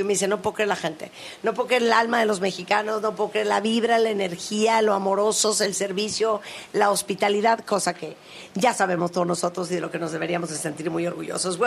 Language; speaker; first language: Spanish; native; Spanish